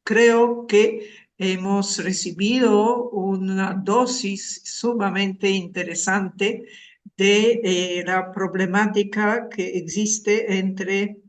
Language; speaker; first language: Spanish; non-native, fluent; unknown